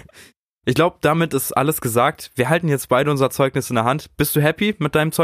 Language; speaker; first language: German; native; German